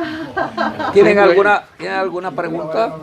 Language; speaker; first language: Spanish; native; Spanish